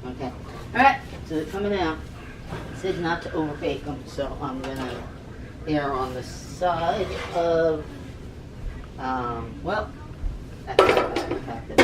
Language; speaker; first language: English; native; English